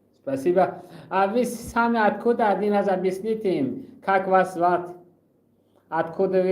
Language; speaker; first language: Russian; non-native, local second language; Tajik